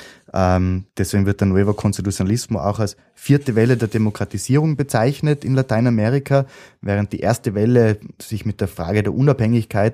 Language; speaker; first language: German; native; German